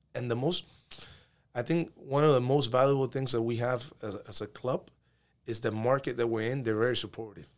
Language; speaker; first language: English; early bilingual, other home language; Spanish